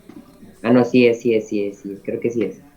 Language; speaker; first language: Spanish; native; Spanish